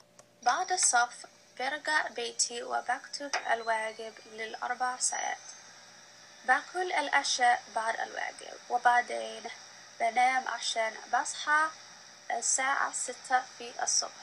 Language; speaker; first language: Arabic; non-native, learner; English